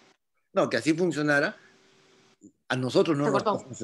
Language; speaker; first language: Spanish; native; Spanish